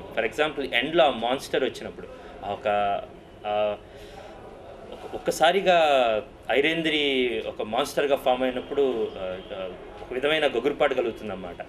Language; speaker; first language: Telugu; native; Telugu